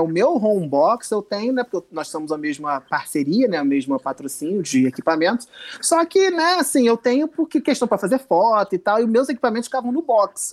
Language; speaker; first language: Portuguese; native; Portuguese